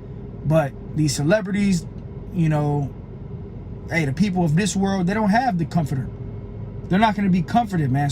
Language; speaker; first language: English; native; English